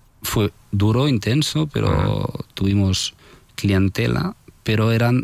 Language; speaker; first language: Spanish; non-native, fluent; French